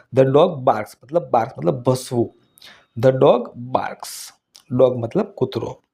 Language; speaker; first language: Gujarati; non-native, local second language; Hindi